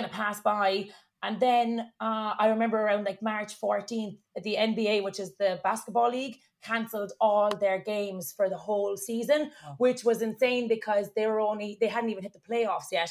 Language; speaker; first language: English; native; English